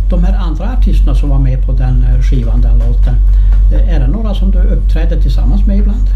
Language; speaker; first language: Swedish; native; Swedish